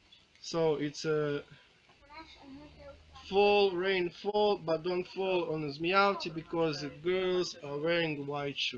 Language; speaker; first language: English; non-native, learner; Croatian